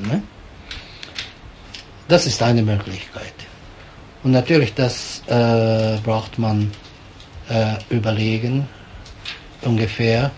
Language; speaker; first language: German; non-native, fluent; Japanese